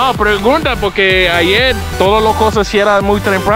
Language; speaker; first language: Spanish; non-native, learner; English